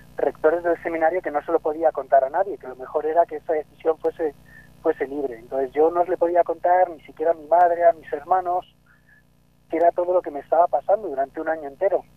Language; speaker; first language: Spanish; native; Spanish